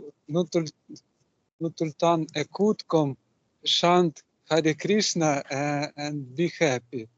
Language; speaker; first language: French; non-native, learner; Russian